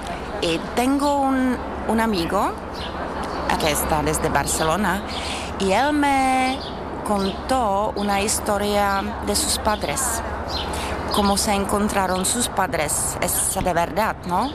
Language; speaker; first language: Spanish; non-native, fluent; Czech